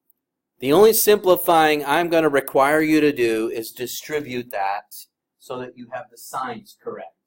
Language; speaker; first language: English; native; English